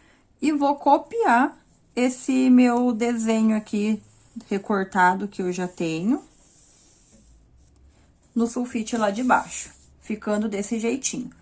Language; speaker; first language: Portuguese; native; Portuguese